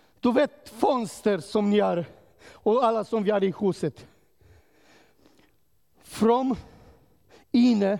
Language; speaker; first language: Swedish; non-native, learner; Romanian